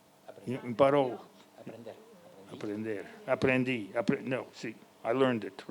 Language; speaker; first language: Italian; non-native, fluent; English